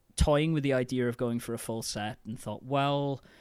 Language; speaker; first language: English; native; English